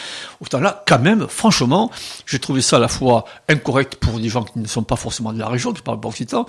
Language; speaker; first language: French; native; French